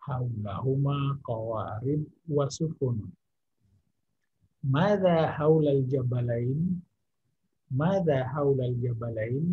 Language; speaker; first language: Arabic; non-native, fluent; Indonesian